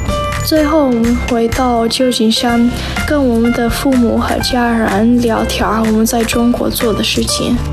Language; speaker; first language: Chinese; non-native, learner; English